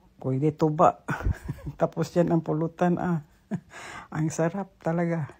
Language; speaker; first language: Filipino; non-native, local second language; Cebuano